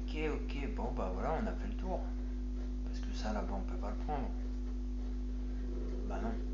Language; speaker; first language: French; native; French